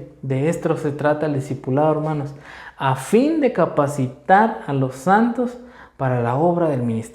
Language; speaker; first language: Spanish; native; Spanish